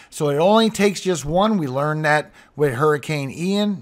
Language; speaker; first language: English; native; English